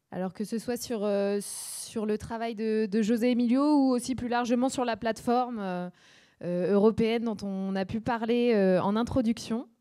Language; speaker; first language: French; native; French